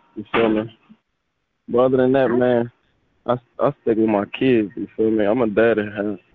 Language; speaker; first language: English; native; English